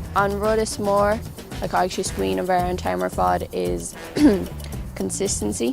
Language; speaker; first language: Irish; non-native, local second language; English